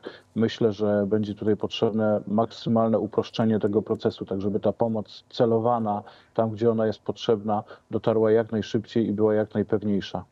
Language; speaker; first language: Polish; native; Polish